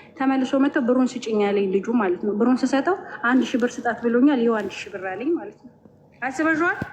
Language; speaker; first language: Amharic; native; Amharic